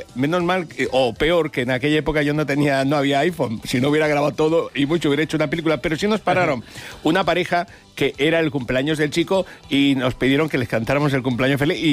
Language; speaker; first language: Spanish; native; Spanish